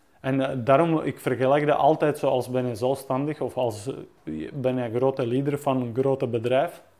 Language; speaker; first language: Dutch; non-native, fluent; Czech